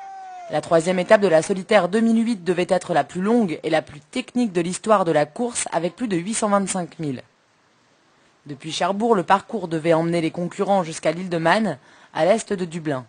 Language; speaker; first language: French; native; French